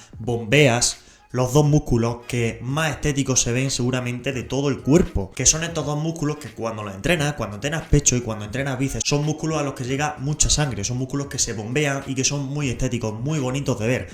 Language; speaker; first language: Spanish; native; Spanish